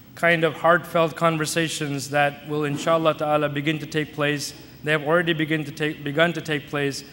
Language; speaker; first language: English; native; English